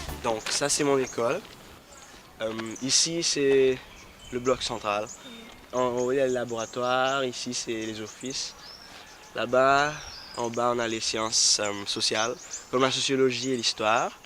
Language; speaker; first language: French; non-native, local second language; Seselwa Creole French